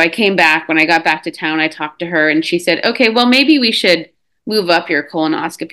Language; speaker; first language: English; native; English